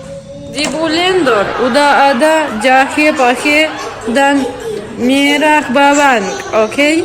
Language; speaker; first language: Indonesian; non-native, learner; Russian